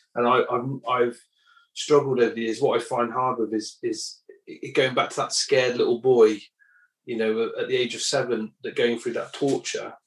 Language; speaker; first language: English; native; English